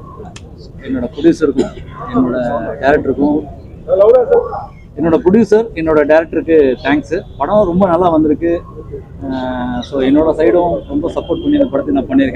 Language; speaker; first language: Tamil; native; Tamil